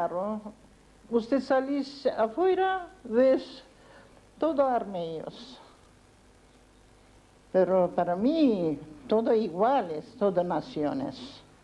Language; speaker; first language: Spanish; non-native, learner; Armenian